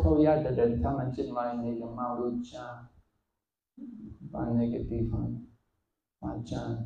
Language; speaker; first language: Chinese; non-native, fluent; English